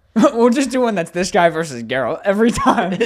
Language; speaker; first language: English; native; English